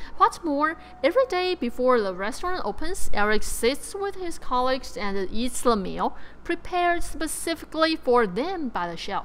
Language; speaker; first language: English; non-native, fluent; Chinese